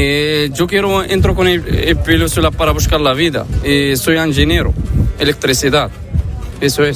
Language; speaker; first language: Spanish; non-native, learner; Arabic